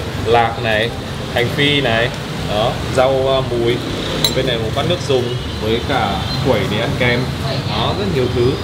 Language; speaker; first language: Vietnamese; native; Vietnamese